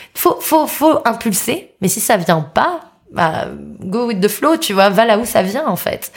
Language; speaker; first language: French; native; French